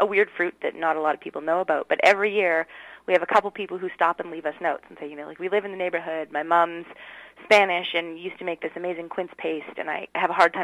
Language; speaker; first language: English; native; English